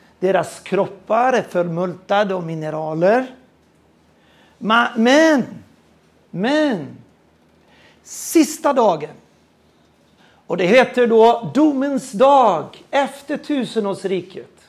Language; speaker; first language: Swedish; non-native, fluent; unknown